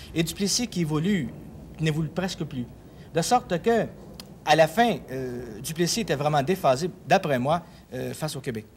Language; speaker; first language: French; native; French